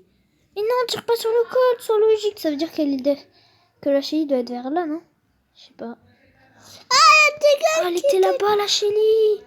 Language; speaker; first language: French; native; French